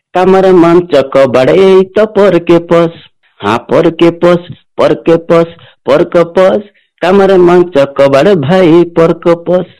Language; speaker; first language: Odia; non-native, local second language; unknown